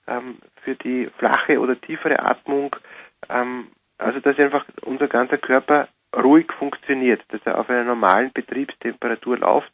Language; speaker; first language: German; native; German